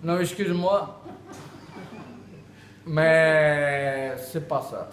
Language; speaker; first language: French; non-native, learner; Portuguese